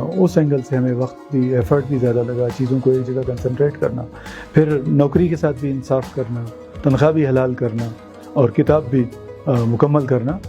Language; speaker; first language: Urdu; non-native, local second language; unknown